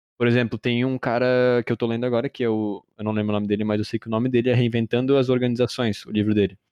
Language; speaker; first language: Portuguese; early bilingual, heritage; Portuguese